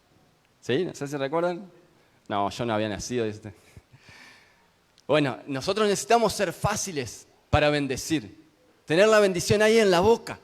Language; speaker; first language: Spanish; native; Spanish